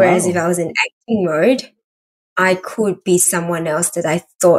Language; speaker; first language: English; native; English